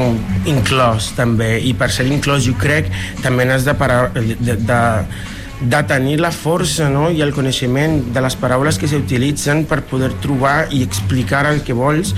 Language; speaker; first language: Catalan; non-native, fluent; Spanish